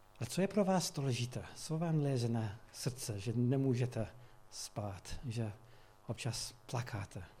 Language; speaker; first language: Czech; non-native, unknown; English